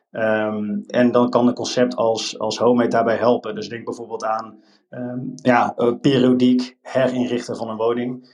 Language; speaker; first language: Dutch; native; Dutch